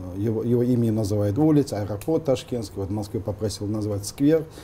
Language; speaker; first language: Russian; non-native, local second language; Uzbek